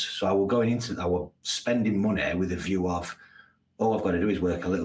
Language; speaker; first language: English; native; English